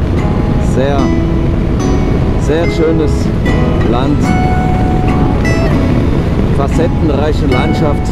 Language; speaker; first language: German; non-native, fluent; French